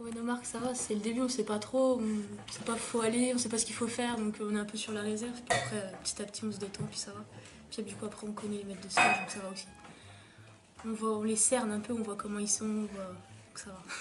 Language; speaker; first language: French; native; French